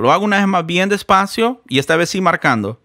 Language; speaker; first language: Spanish; native; Spanish